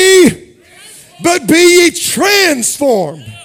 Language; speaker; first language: English; native; English